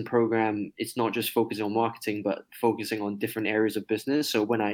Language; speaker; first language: English; non-native, local second language; Cantonese